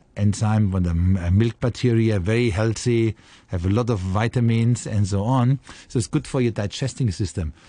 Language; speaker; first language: English; non-native, fluent; German